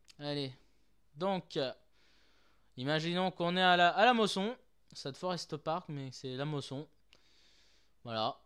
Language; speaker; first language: French; native; French